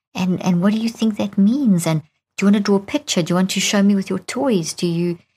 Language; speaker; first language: English; native; English